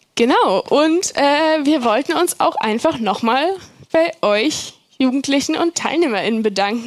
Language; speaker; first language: German; native; German